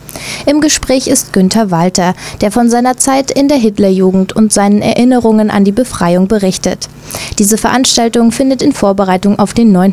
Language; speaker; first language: German; native; German